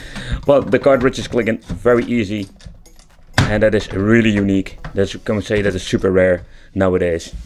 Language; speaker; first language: English; non-native, fluent; Dutch